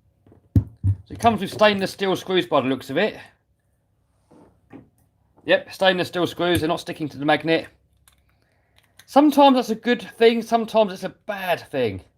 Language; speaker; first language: English; native; English